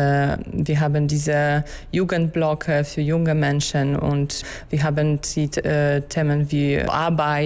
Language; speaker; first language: German; non-native, fluent; Polish